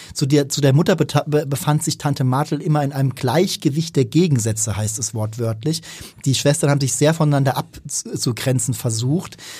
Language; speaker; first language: German; native; German